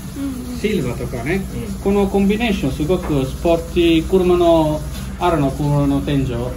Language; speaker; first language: Japanese; non-native, learner; Italian